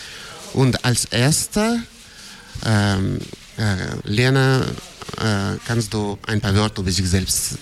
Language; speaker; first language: German; non-native, fluent; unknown